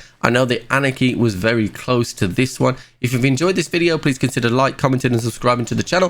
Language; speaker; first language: English; native; English